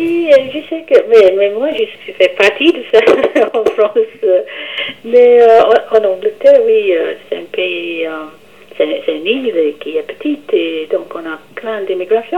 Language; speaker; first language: French; non-native, fluent; English